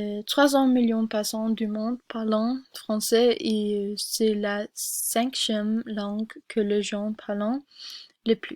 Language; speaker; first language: French; non-native, learner; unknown